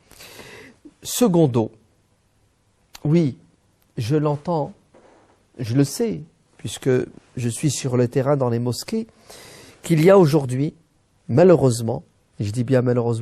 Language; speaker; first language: French; early bilingual, other home language; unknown